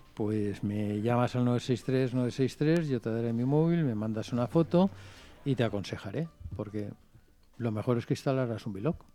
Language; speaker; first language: Spanish; non-native, local second language; Catalan